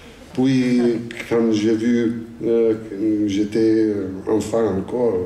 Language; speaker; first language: French; non-native, fluent; Italian